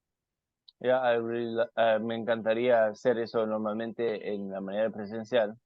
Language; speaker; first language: Spanish; non-native, fluent; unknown